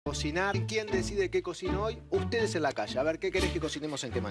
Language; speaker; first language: Spanish; native; Spanish